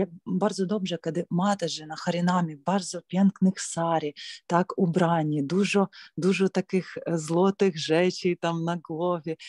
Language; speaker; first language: Polish; non-native, learner; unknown